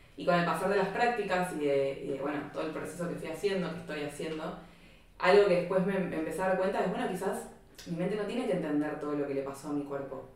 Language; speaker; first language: Spanish; native; Spanish